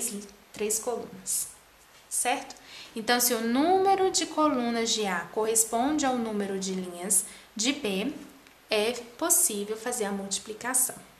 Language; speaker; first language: Portuguese; native; Portuguese